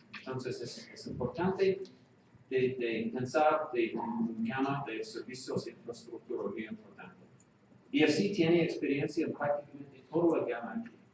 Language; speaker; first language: Spanish; non-native, fluent; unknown